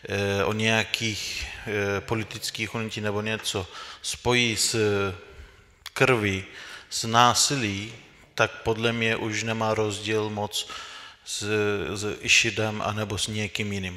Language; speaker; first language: Czech; non-native, fluent; Turkish